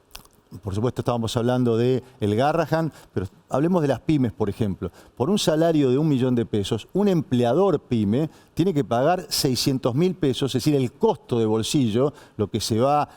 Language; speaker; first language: Spanish; native; Spanish